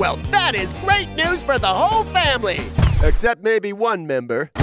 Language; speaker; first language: English; native; English